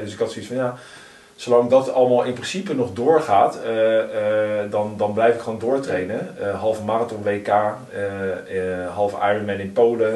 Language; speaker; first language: Dutch; native; Dutch